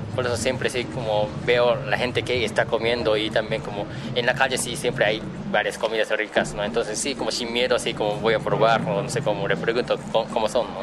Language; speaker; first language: Spanish; non-native, fluent; Japanese